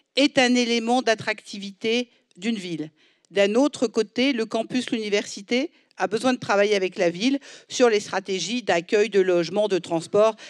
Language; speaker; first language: French; native; French